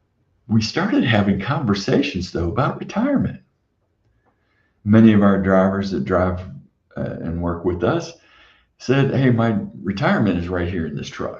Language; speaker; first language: English; native; English